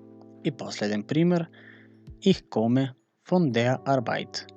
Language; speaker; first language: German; non-native, fluent; Macedonian